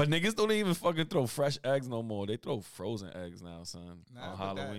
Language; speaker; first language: English; native; English